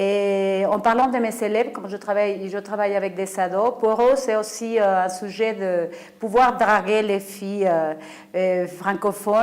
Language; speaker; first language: French; non-native, fluent; Spanish